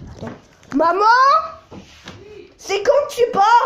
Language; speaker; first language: French; native; French